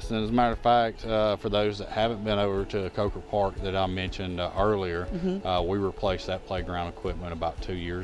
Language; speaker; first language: English; native; English